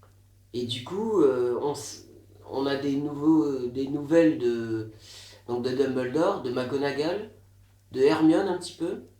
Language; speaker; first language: French; native; French